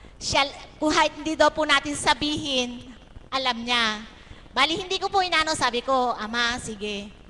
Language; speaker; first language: Filipino; native; Filipino